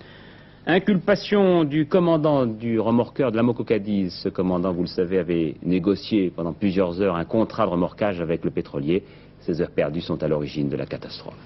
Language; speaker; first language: French; native; French